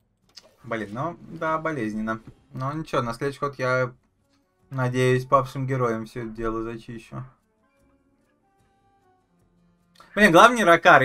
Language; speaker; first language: Russian; native; Russian